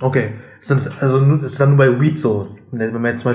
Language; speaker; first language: German; native; German